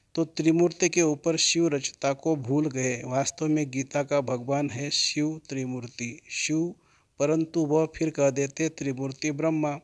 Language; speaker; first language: Hindi; native; Hindi